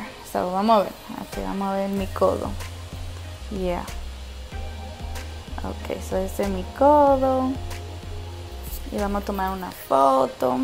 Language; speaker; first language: Spanish; early bilingual, heritage; Spanish